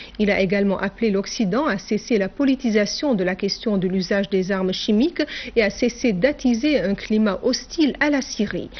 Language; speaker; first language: French; non-native, fluent; Arabic